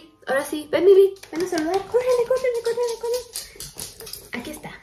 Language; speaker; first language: Spanish; native; Spanish